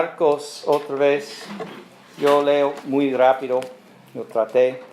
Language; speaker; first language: Spanish; non-native, learner; English